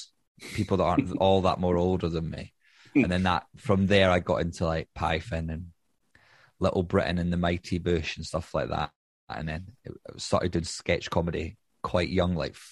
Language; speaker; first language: English; native; English